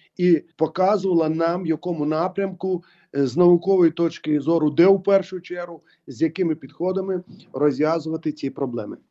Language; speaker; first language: Ukrainian; native; Ukrainian